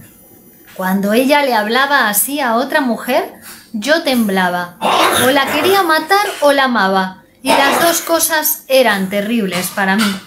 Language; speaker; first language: Spanish; native; Spanish